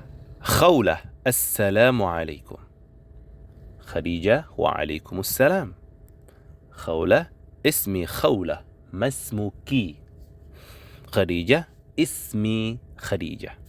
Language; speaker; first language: Arabic; non-native, fluent; Indonesian